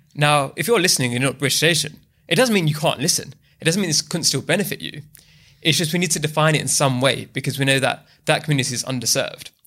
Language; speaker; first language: English; native; English